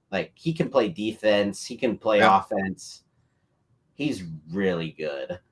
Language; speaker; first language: English; native; English